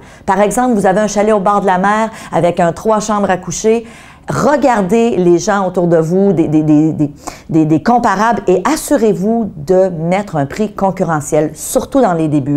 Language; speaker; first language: French; native; French